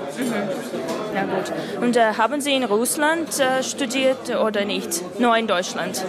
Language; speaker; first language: German; non-native, fluent; Russian